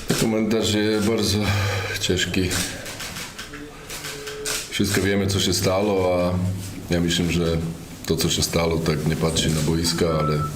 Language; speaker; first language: Polish; non-native, learner; Slovak